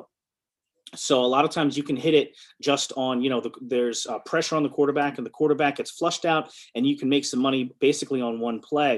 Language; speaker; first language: English; native; English